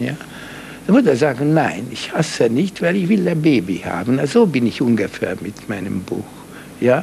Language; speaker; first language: German; non-native, fluent; Hungarian